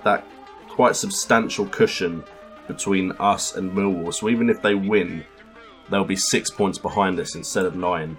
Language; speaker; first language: English; native; English